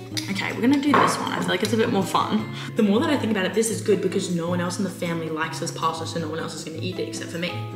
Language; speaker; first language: English; native; English